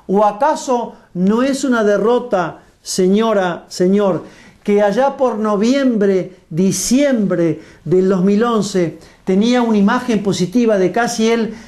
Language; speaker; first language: Spanish; native; Spanish